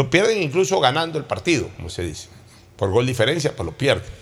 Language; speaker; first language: Spanish; native; Spanish